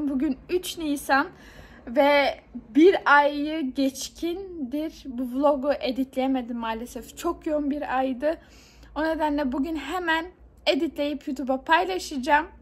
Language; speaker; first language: Turkish; early bilingual, heritage; Turkish